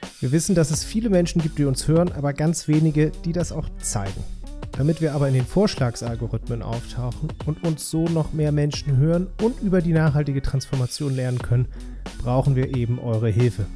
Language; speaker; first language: German; native; German